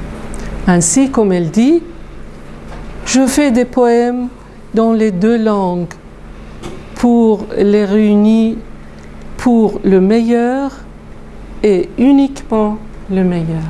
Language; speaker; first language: French; non-native, fluent; Persian